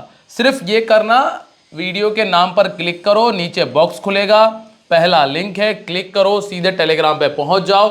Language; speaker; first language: Hindi; native; Hindi